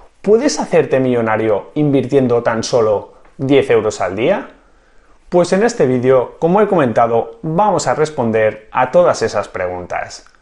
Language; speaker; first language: Spanish; native; Spanish